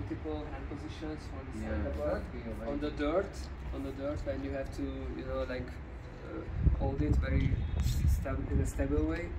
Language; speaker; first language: English; non-native, fluent; Hungarian